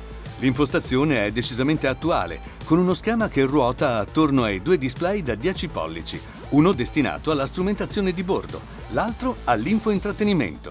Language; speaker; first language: Italian; native; Italian